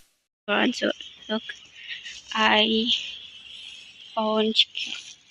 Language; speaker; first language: English; non-native, learner; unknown